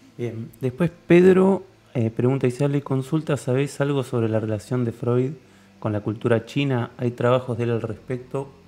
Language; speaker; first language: Spanish; native; Spanish